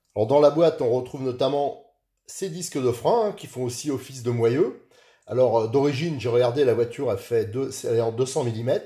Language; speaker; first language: French; native; French